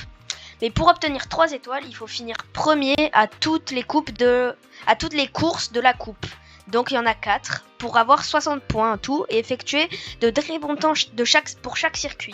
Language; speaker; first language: French; native; French